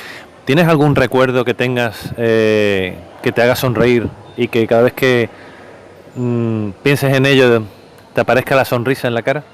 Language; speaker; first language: Spanish; native; Spanish